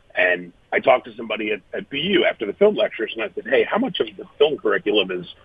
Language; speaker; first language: English; native; English